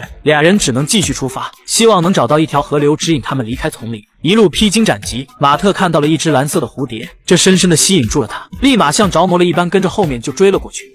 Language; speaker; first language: Chinese; native; Chinese